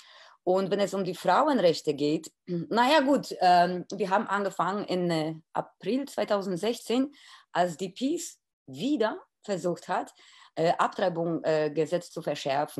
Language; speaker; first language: German; non-native, fluent; Polish